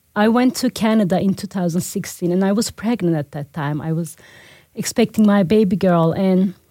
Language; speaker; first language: English; non-native, fluent; Turkish